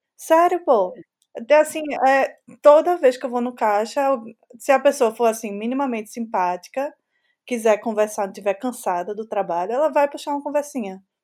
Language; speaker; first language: Portuguese; native; Portuguese